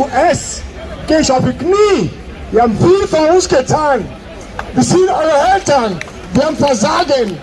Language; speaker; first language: German; non-native, learner; Igbo